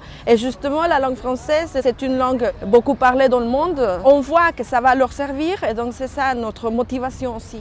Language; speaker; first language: French; non-native, fluent; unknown